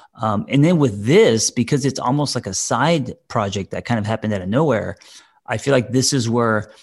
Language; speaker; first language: English; native; English